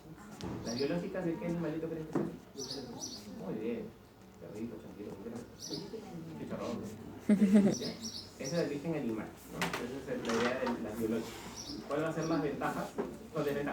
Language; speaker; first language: Spanish; native; Spanish